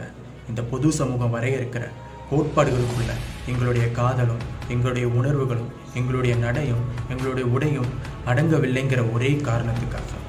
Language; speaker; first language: Tamil; native; Tamil